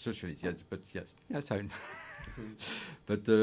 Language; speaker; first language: English; non-native, learner; French